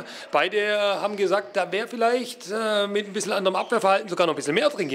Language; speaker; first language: German; native; German